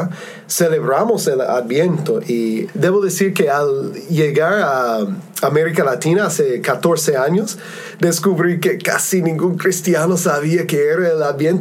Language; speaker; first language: Spanish; non-native, fluent; English